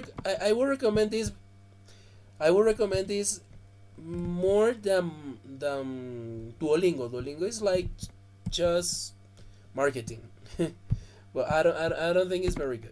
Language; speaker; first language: English; non-native, fluent; Spanish